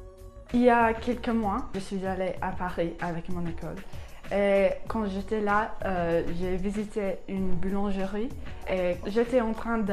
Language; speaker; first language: French; non-native, learner; English